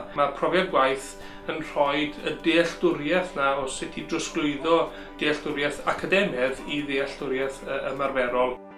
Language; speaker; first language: Welsh; native; Welsh